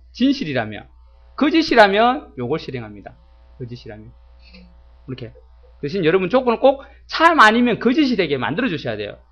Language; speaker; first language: Korean; native; Korean